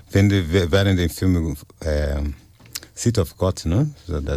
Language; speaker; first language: German; non-native, fluent; Portuguese